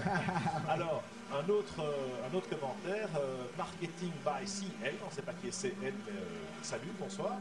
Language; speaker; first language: French; native; French